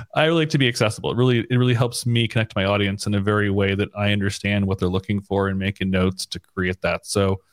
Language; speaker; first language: English; native; English